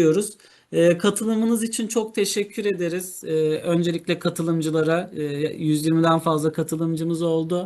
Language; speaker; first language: Turkish; native; Turkish